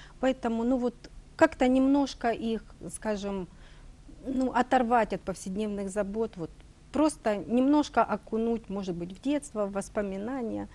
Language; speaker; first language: Russian; native; Russian